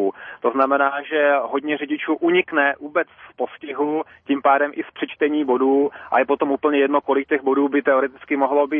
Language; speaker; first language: Czech; native; Czech